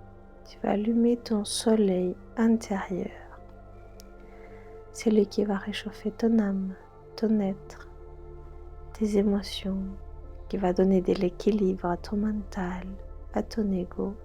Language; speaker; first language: French; non-native, fluent; Spanish